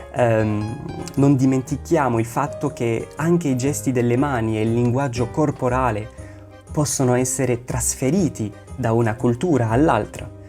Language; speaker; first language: Italian; non-native, fluent; Arabic